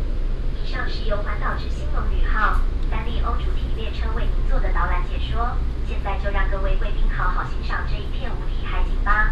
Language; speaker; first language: Chinese; native; Chinese